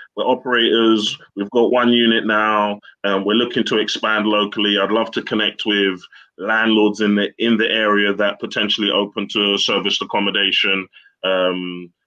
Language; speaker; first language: English; native; English